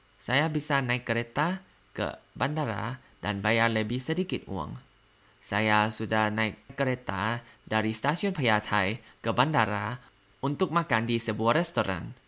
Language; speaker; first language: Indonesian; non-native, learner; Thai